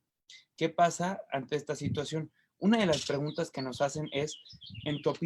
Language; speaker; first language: Spanish; native; Spanish